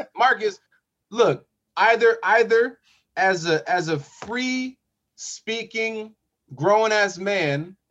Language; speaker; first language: English; native; English